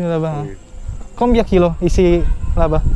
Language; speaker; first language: French; non-native, learner; Indonesian